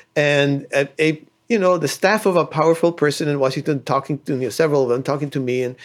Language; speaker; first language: English; early bilingual, other home language; Spanish